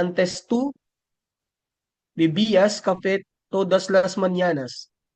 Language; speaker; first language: Spanish; non-native, learner; Filipino